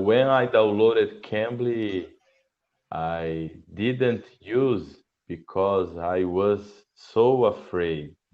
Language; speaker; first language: English; non-native, learner; Portuguese